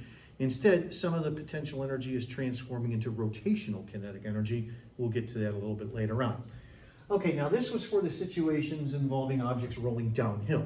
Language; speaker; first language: English; native; English